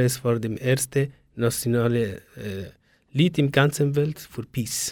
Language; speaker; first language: German; non-native, learner; Persian